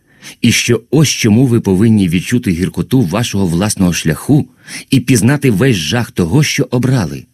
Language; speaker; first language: Ukrainian; native; Ukrainian